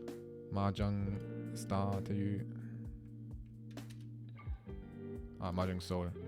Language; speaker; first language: Japanese; non-native, learner; German